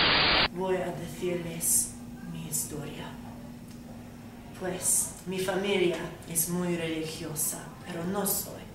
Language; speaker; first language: Spanish; non-native, learner; English